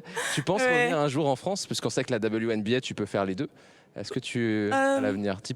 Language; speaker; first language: French; native; French